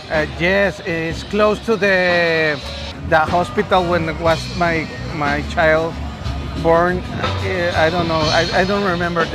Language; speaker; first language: English; non-native, learner; Spanish